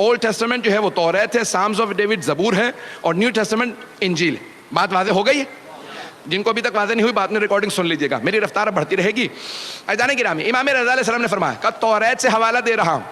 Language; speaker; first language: Urdu; native; Urdu